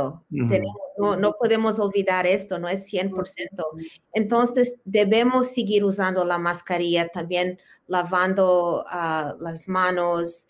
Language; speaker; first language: Spanish; early bilingual, heritage; Spanish